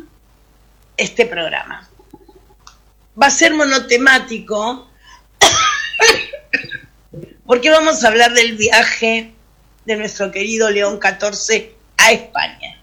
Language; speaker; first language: Spanish; native; Spanish